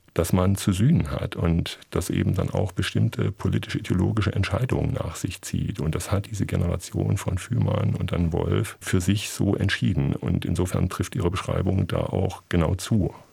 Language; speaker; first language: German; native; German